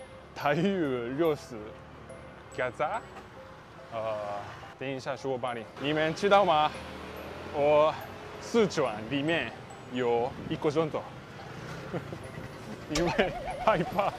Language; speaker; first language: Chinese; non-native, learner; Japanese